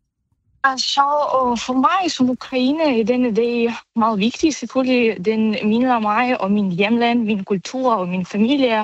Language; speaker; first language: Danish; non-native, fluent; Ukrainian